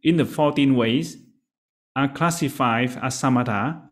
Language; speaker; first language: English; non-native, learner; Vietnamese